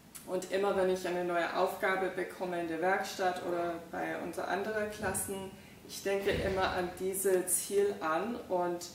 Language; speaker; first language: German; non-native, fluent; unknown